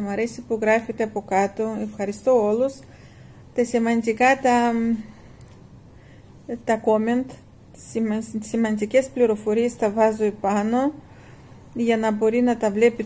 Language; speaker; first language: Greek; non-native, fluent; Russian